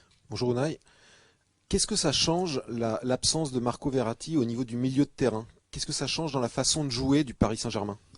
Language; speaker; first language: French; native; French